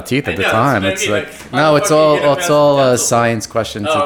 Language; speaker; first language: English; native; English